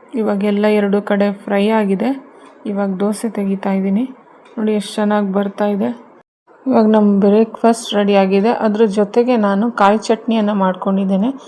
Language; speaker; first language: Kannada; native; Kannada